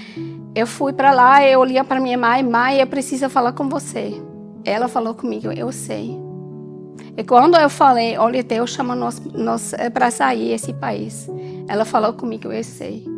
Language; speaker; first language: Portuguese; non-native, learner; German